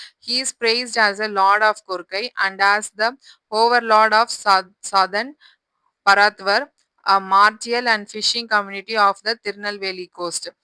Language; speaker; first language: English; non-native, local second language; Tamil